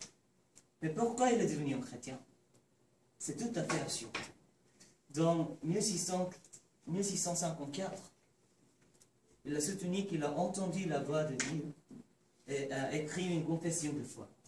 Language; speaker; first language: French; non-native, learner; Korean